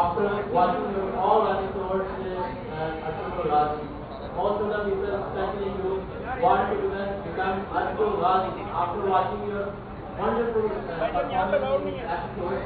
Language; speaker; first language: English; non-native, local second language; Urdu